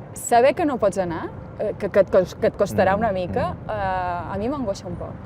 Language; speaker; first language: Catalan; native; Catalan